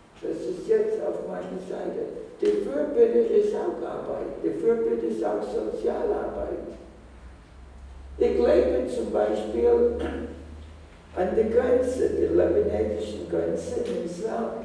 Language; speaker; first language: German; non-native, fluent; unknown